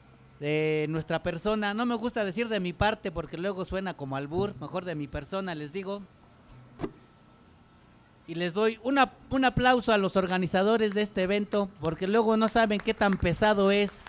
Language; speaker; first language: Spanish; native; Spanish